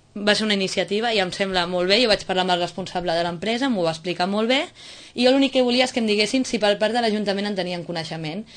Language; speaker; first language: Catalan; native; Catalan